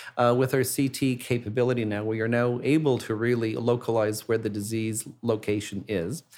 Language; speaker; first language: English; native; English